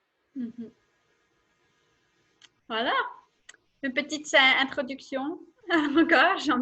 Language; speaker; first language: French; non-native, fluent; Estonian